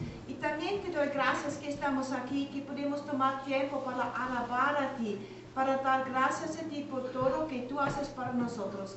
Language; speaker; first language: Spanish; non-native, learner; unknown